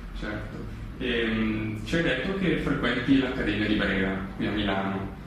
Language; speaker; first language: Italian; native; Italian